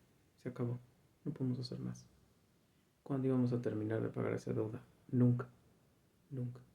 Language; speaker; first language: Spanish; native; Spanish